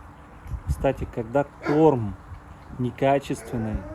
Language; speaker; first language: Russian; native; Russian